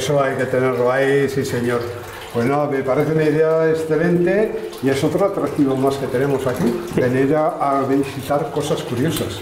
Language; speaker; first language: Spanish; native; Spanish